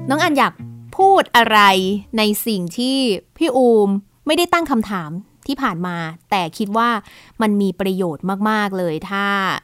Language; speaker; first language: Thai; native; Thai